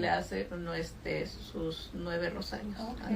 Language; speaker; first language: Spanish; native; Spanish